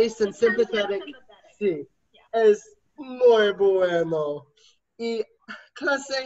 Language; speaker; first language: Spanish; non-native, learner; English